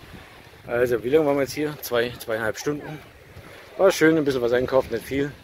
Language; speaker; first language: German; native; German